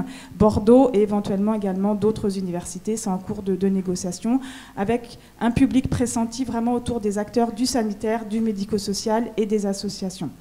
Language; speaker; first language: French; native; French